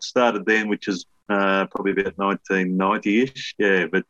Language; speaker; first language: English; native; English